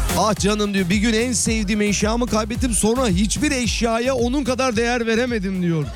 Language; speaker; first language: Turkish; native; Turkish